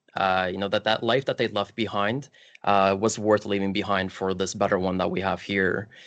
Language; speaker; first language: English; early bilingual, other home language; Polish